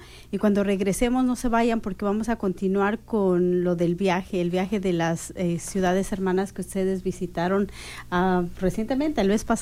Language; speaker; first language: Spanish; native; Spanish